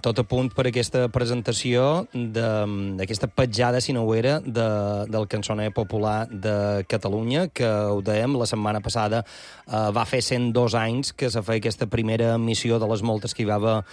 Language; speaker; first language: Catalan; native; Catalan